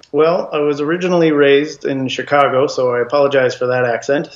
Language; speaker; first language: English; native; English